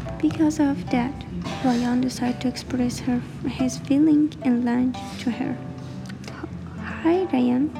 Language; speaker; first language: English; non-native, learner; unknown